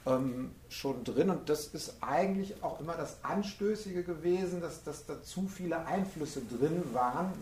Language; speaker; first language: German; native; German